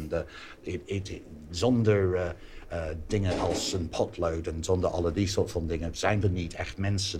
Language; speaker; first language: Dutch; non-native, fluent; English